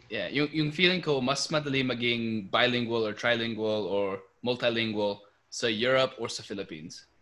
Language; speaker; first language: Filipino; non-native, fluent; English